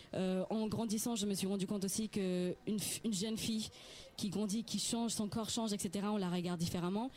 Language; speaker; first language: French; non-native, fluent; Spanish